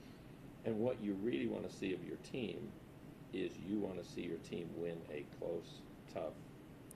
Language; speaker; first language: English; native; English